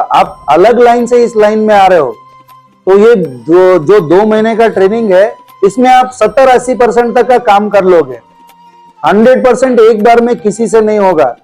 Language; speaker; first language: Hindi; non-native, local second language; Kannada